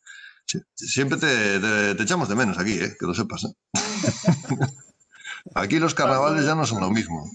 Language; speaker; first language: Spanish; native; Spanish